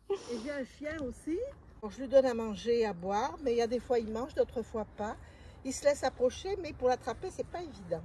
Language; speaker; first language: French; native; French